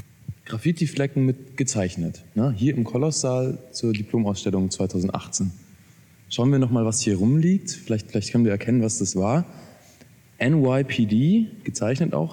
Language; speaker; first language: German; native; German